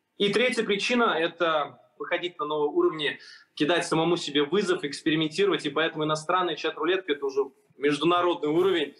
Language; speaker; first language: Russian; native; Russian